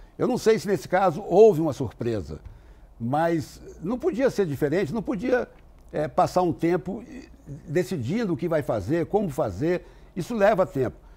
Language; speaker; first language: Portuguese; native; Portuguese